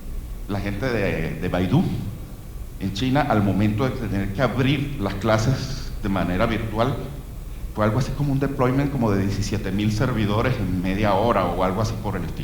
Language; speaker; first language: Spanish; native; Spanish